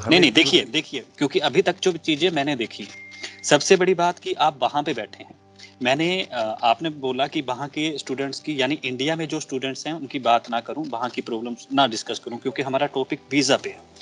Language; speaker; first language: Hindi; native; Hindi